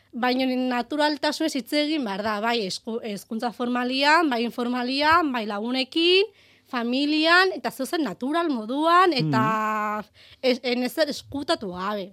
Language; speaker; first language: Basque; early bilingual, heritage; Basque